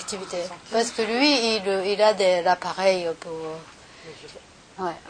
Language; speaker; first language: French; non-native, learner; Japanese